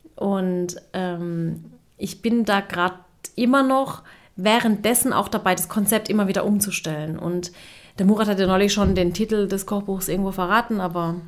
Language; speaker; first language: German; early bilingual, other home language; Turkish